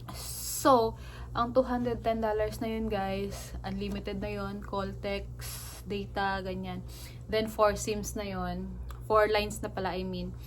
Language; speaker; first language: Filipino; native; Filipino